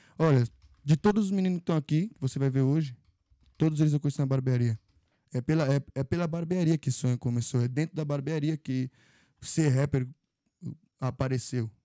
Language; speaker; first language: Portuguese; native; Portuguese